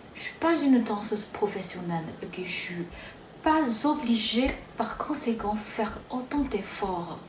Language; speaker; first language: French; non-native, fluent; Chinese